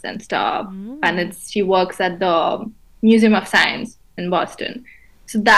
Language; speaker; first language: English; non-native, local second language; Hindi